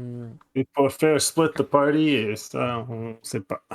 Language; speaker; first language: French; non-native, fluent; English